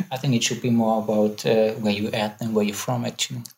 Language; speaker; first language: English; non-native, fluent; German